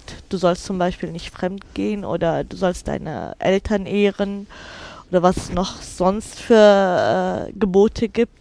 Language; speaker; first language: German; non-native, fluent; Arabic